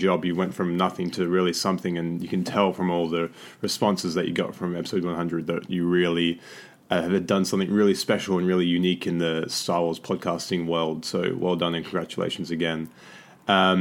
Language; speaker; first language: English; native; English